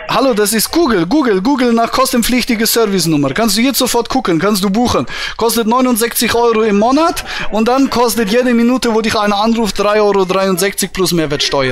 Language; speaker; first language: German; native; German